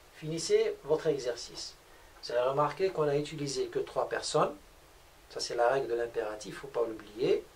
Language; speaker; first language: French; non-native, local second language; Arabic